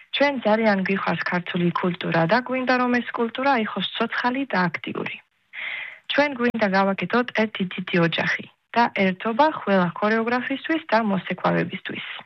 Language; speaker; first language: Georgian; early bilingual, heritage; Hebrew